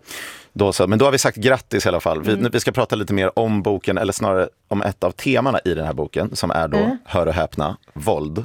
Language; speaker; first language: Swedish; native; Swedish